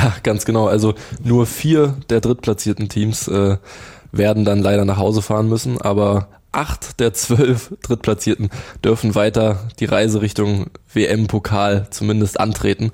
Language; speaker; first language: German; native; German